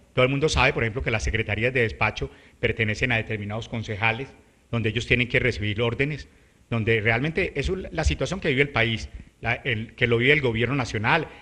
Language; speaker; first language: Spanish; native; Spanish